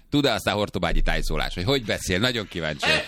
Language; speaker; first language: Hungarian; native; Hungarian